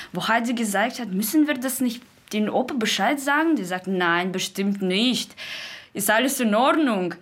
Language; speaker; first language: German; non-native, learner; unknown